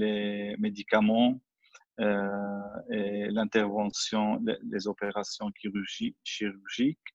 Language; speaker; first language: French; non-native, fluent; Arabic